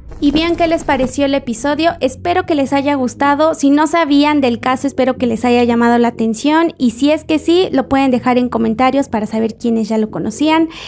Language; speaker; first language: Spanish; native; Spanish